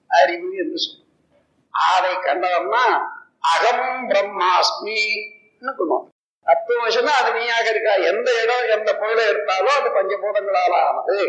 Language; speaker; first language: Tamil; native; Tamil